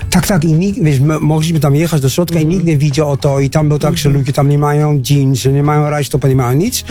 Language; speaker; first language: Polish; non-native, fluent; Dutch